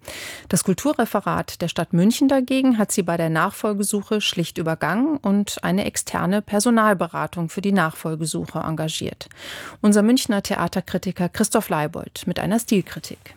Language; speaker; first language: German; native; German